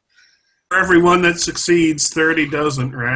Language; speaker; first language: English; native; English